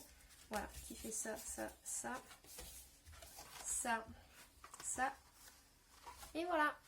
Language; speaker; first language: French; native; French